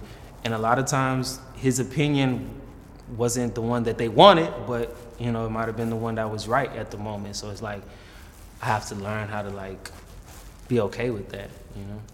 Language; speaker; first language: English; native; English